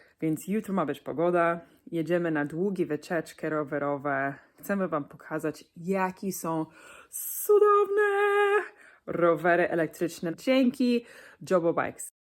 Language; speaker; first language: Polish; non-native, learner; English